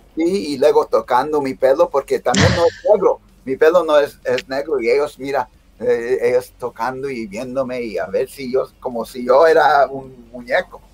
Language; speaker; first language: Spanish; early bilingual, heritage; Spanish